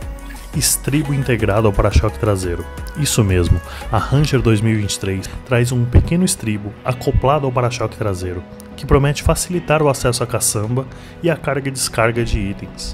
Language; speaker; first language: Portuguese; native; Portuguese